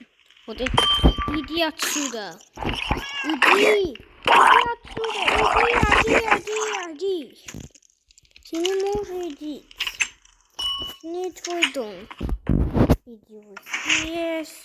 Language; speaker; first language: Russian; non-native, learner; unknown